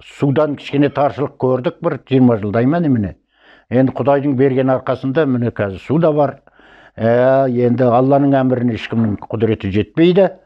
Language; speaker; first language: Kazakh; native; Kazakh